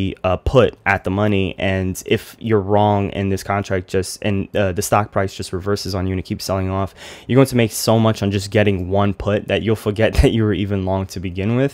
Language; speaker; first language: English; native; English